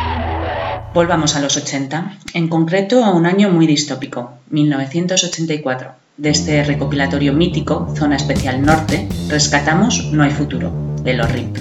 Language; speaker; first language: Spanish; native; Spanish